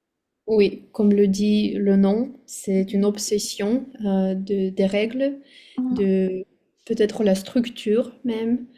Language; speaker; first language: French; non-native, fluent; Russian